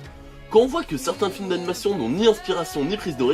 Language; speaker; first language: French; native; French